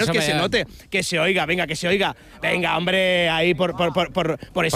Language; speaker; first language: Spanish; native; Spanish